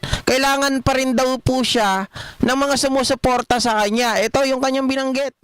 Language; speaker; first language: Filipino; native; Filipino